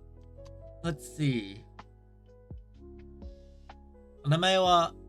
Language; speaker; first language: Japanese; non-native, learner; English